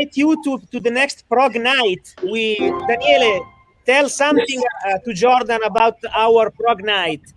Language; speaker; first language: English; non-native, learner; Italian